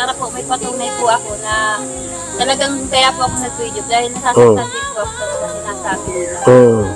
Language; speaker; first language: Filipino; native; Filipino